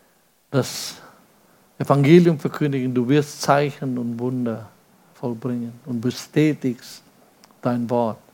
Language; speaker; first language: German; non-native, fluent; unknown